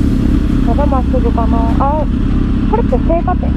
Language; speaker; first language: Japanese; native; Japanese